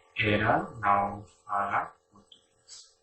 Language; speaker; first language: Portuguese; non-native, learner; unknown